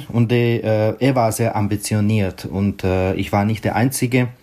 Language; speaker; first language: German; non-native, learner; Czech